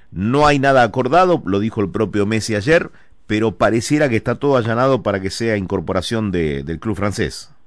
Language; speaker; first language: Spanish; native; Spanish